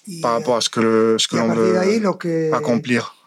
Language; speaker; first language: French; non-native, fluent; Spanish